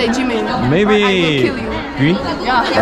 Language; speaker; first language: English; non-native, learner; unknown